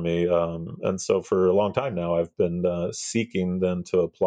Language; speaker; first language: English; native; English